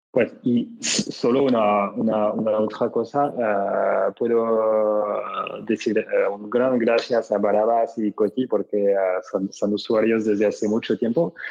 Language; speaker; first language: Spanish; non-native, fluent; French